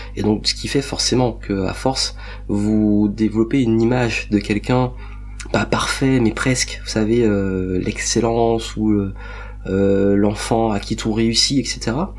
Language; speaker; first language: French; native; French